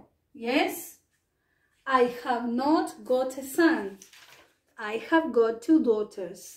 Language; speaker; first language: English; non-native, fluent; Spanish